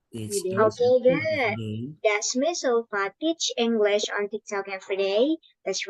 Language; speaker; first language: English; non-native, fluent; Indonesian